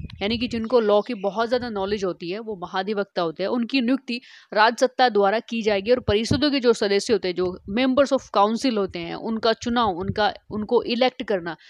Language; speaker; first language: Hindi; native; Hindi